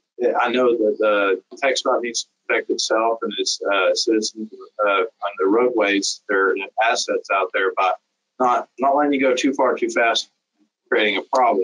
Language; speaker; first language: English; native; English